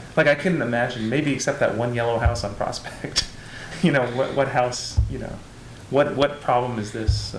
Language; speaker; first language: English; native; English